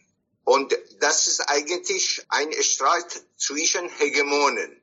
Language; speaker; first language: German; non-native, fluent; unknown